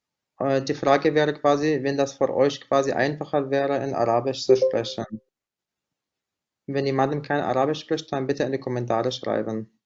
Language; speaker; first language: German; non-native, fluent; Arabic